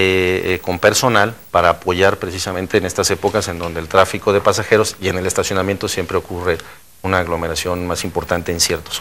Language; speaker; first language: Spanish; native; Spanish